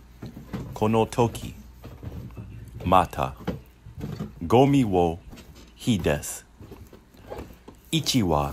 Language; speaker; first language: Japanese; non-native, learner; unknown